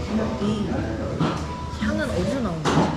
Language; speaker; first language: Korean; native; Korean